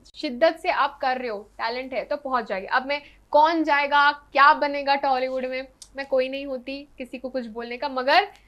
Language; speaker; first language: Hindi; non-native, local second language; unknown